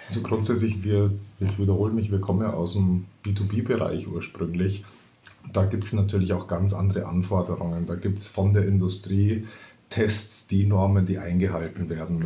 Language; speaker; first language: German; native; German